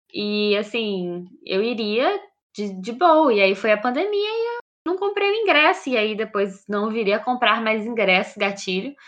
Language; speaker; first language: Portuguese; native; Portuguese